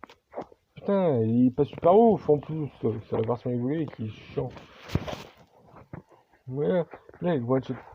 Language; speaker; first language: French; native; French